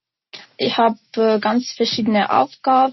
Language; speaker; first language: German; non-native, fluent; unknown